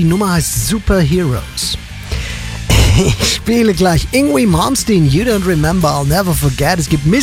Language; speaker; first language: German; native; German